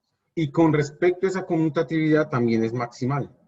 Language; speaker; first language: Spanish; native; Spanish